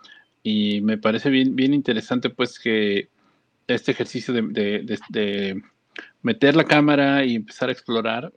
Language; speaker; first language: Spanish; native; Spanish